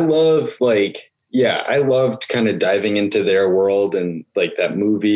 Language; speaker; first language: English; native; English